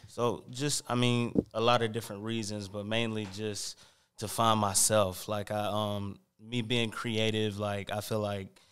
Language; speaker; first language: English; native; English